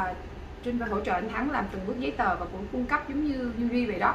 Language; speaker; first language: Vietnamese; native; Vietnamese